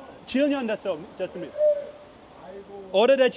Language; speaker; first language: Korean; non-native, learner; Dutch